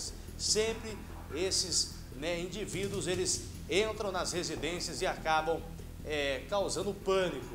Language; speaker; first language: Portuguese; native; Portuguese